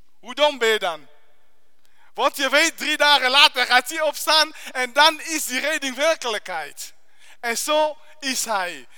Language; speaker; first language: Dutch; non-native, fluent; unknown